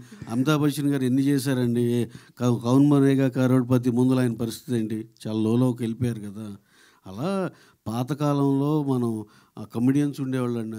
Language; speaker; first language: Telugu; native; Telugu